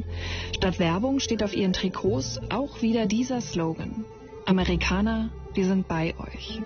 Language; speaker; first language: German; native; German